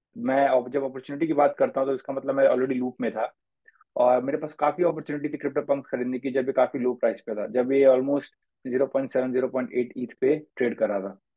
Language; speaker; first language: Hindi; native; Hindi